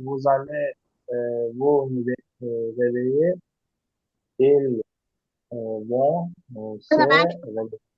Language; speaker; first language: French; non-native, learner; Azerbaijani